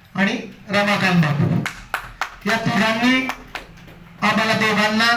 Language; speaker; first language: Marathi; native; Marathi